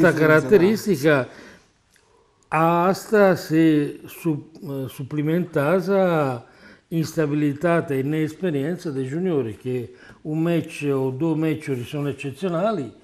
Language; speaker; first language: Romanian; non-native, learner; Italian